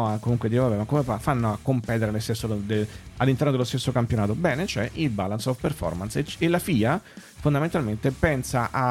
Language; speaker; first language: Italian; native; Italian